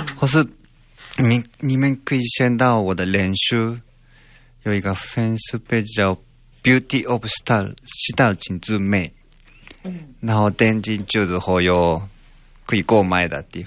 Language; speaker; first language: Chinese; non-native, fluent; Japanese